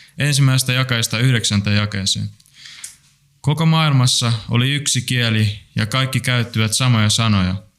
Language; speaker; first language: Finnish; native; Finnish